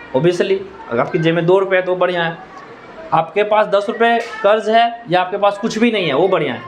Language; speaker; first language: Hindi; native; Hindi